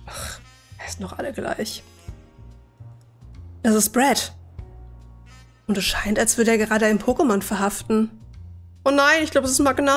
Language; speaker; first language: German; native; German